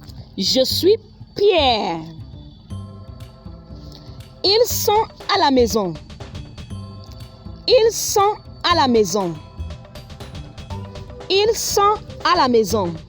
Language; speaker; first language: French; non-native, fluent; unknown